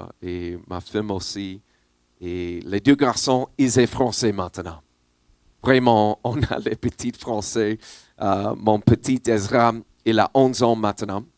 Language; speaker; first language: French; non-native, learner; English